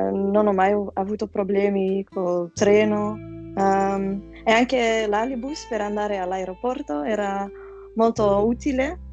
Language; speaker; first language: Italian; non-native, fluent; Dutch